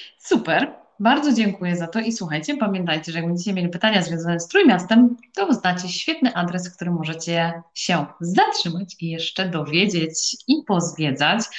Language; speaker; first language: Polish; native; Polish